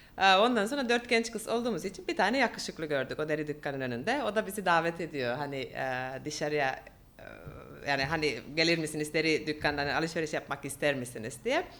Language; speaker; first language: Turkish; non-native, fluent; Finnish